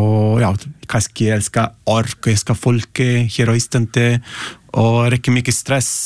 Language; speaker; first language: Icelandic; non-native, learner; Italian